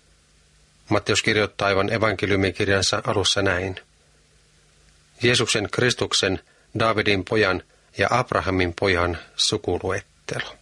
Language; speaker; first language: Finnish; native; Finnish